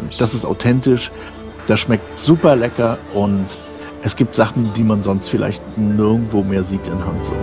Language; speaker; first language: German; native; German